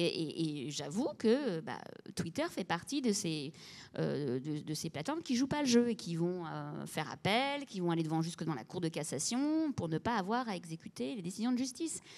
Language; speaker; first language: French; native; French